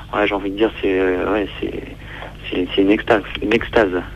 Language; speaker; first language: French; native; French